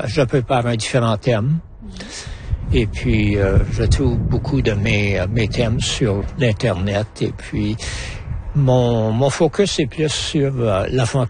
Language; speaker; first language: French; native; French